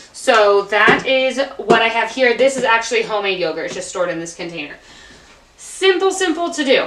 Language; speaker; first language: English; native; English